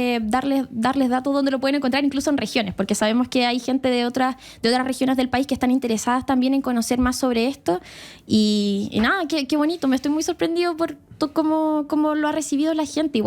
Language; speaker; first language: Spanish; native; Spanish